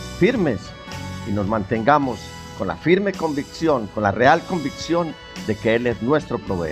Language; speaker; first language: Spanish; native; Spanish